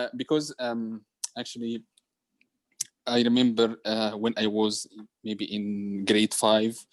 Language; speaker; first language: English; non-native, learner; Arabic